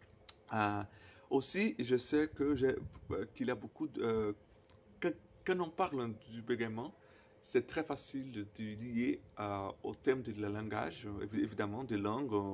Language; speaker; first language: French; non-native, fluent; Portuguese